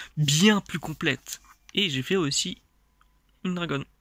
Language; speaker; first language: French; non-native, fluent; Russian